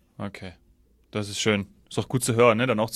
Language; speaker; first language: German; native; German